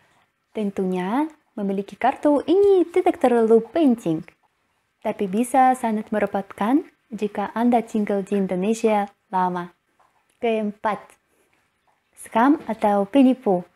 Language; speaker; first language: Indonesian; non-native, learner; Russian